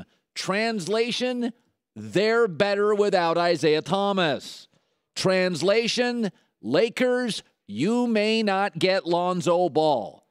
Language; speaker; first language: English; native; English